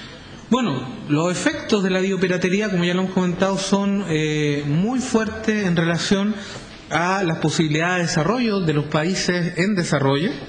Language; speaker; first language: Spanish; native; Spanish